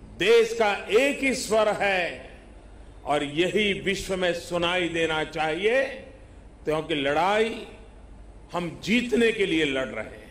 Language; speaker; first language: Hindi; non-native, local second language; Gujarati